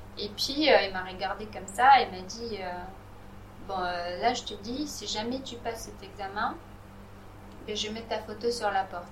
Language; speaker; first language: French; non-native, fluent; Romanian